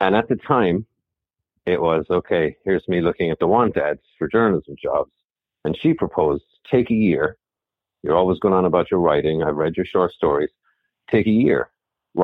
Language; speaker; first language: English; native; English